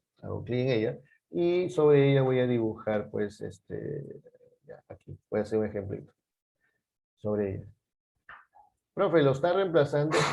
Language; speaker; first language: Spanish; native; Spanish